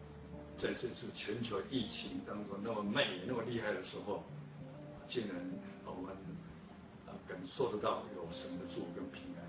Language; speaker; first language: Chinese; native; Chinese